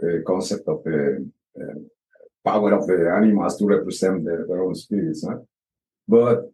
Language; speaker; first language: English; non-native, fluent; Spanish